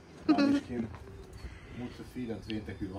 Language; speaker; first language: Dutch; non-native, learner; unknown